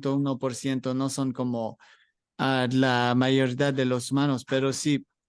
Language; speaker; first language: Spanish; non-native, learner; English